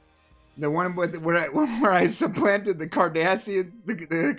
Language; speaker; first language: English; native; English